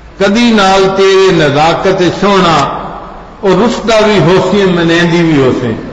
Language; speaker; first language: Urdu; non-native, local second language; Punjabi